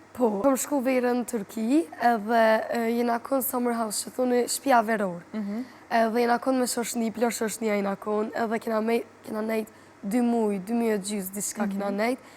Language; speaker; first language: Albanian; early bilingual, heritage; Albanian